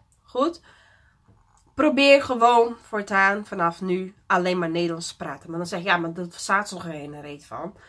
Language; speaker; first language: Dutch; non-native, fluent; Portuguese